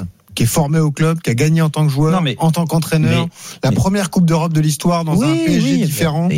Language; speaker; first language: French; native; French